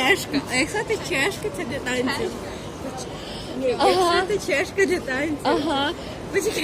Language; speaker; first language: Czech; non-native, learner; Ukrainian